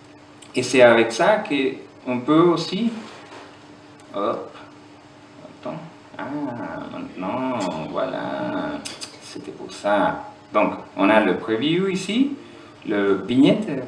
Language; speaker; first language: French; non-native, fluent; German